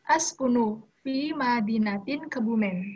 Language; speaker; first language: Arabic; non-native, learner; Indonesian